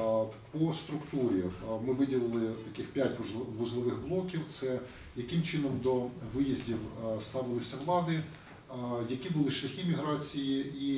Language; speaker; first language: Ukrainian; native; Ukrainian